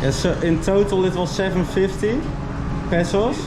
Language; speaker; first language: English; non-native, fluent; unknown